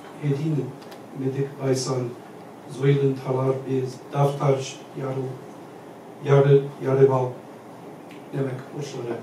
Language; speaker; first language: Mongolian; non-native, learner; English